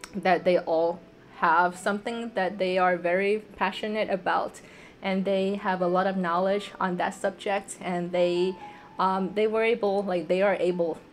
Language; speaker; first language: English; non-native, fluent; Vietnamese